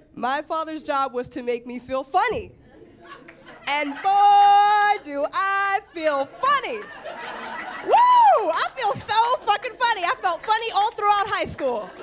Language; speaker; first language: English; native; English